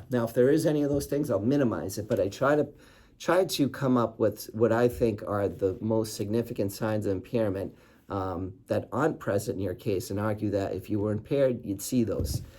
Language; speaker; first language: English; native; English